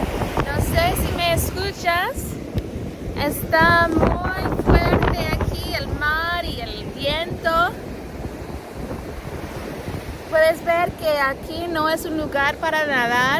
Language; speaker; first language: Spanish; non-native, learner; English